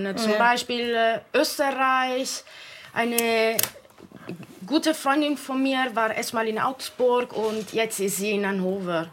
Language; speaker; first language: German; non-native, fluent; Italian